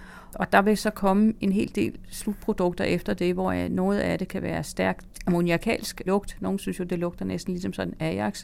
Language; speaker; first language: Danish; native; Danish